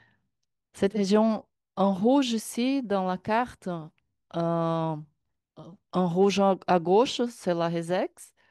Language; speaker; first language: French; non-native, learner; Portuguese